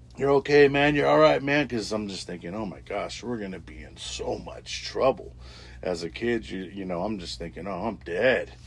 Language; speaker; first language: English; native; English